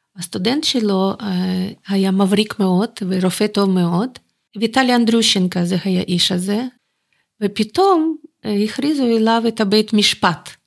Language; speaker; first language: Hebrew; non-native, fluent; Russian